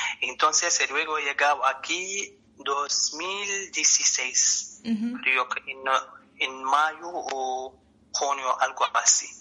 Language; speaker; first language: Spanish; non-native, learner; Arabic